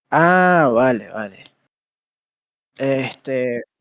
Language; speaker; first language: Spanish; native; Spanish